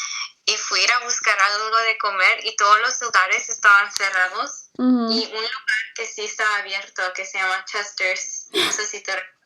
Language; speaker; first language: Spanish; early bilingual, heritage; Spanish